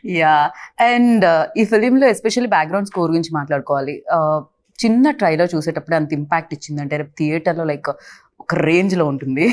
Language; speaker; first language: Telugu; native; Telugu